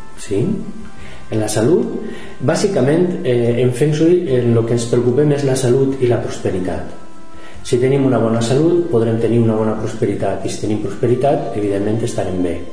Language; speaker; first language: Catalan; non-native, local second language; Spanish